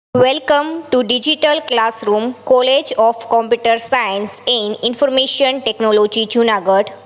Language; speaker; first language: English; non-native, local second language; Gujarati